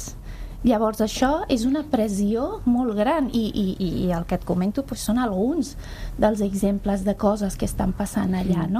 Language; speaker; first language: Catalan; non-native, fluent; Persian